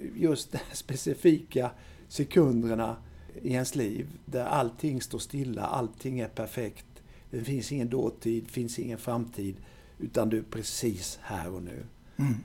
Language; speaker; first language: Swedish; native; Swedish